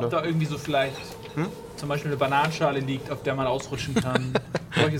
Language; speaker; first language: German; native; German